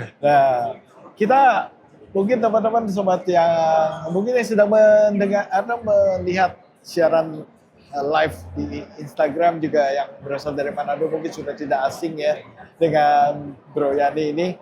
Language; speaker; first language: Indonesian; native; Indonesian